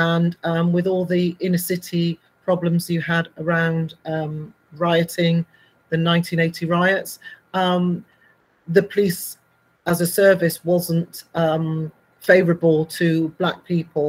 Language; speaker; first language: English; native; English